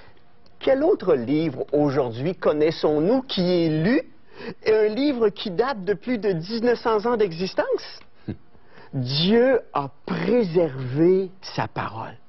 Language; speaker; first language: French; native; French